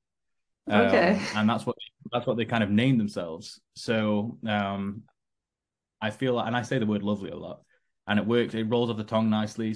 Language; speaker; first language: English; native; English